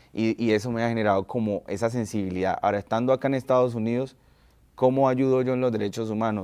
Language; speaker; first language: Spanish; native; Spanish